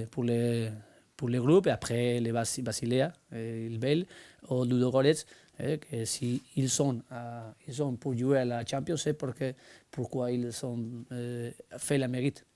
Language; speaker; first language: French; non-native, learner; Spanish